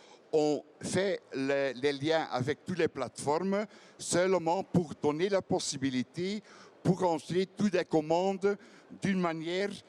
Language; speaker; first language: French; non-native, fluent; Dutch